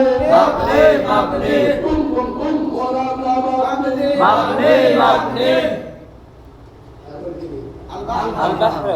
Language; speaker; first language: Arabic; non-native, learner; Bangla